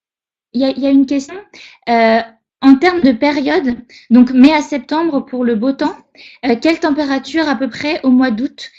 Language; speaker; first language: French; native; French